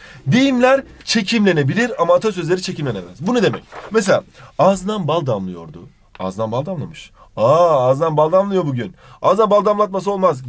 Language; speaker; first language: Turkish; native; Turkish